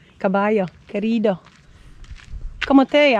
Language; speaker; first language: Spanish; non-native, learner; Polish